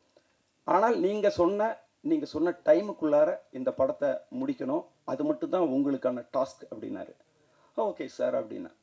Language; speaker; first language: Tamil; native; Tamil